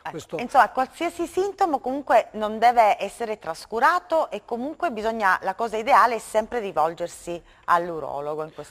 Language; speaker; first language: Italian; native; Italian